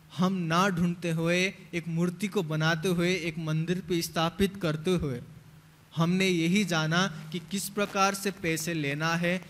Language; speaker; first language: Hindi; native; Hindi